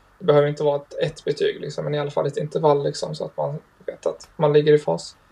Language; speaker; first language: Swedish; early bilingual, other home language; Arabic